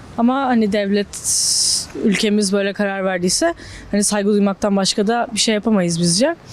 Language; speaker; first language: Turkish; native; Turkish